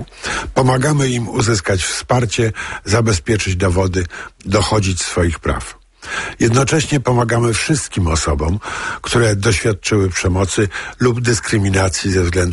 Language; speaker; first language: Polish; native; Polish